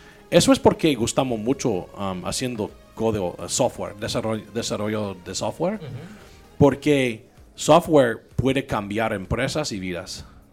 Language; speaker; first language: Spanish; non-native, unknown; English